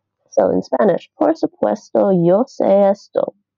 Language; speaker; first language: Spanish; non-native, learner; English